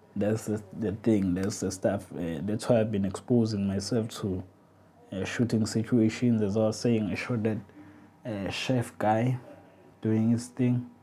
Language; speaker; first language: English; non-native, local second language; Zulu